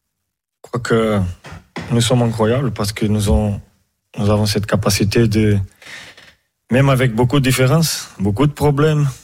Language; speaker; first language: French; non-native, fluent; Portuguese